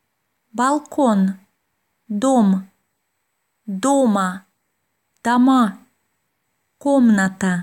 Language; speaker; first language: Russian; non-native, learner; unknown